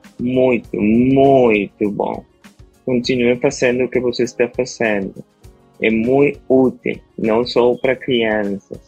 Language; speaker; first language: Portuguese; non-native, learner; Spanish